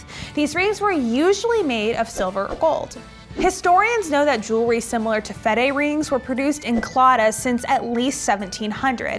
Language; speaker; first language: English; native; English